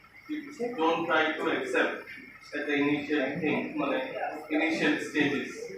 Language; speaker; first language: English; non-native, local second language; Bangla